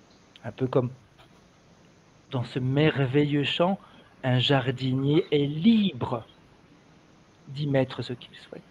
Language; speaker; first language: French; native; French